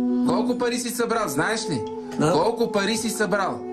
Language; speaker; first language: Bulgarian; native; Bulgarian